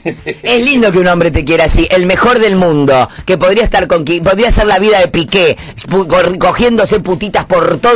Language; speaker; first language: Spanish; native; Spanish